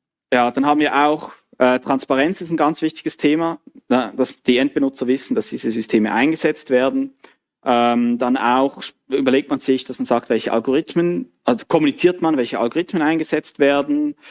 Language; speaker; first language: German; native; German